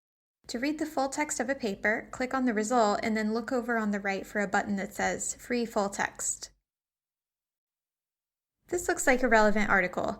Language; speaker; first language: English; native; English